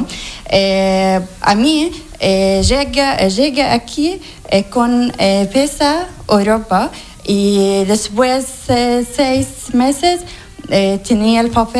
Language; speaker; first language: Spanish; non-native, learner; Arabic